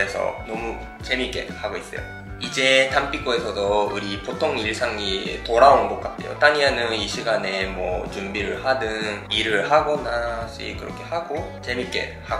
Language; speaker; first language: Korean; non-native, fluent; Japanese